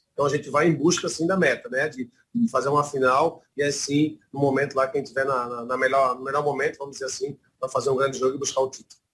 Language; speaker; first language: Portuguese; native; Portuguese